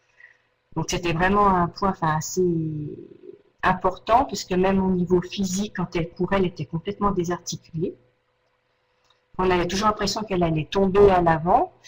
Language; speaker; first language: French; native; French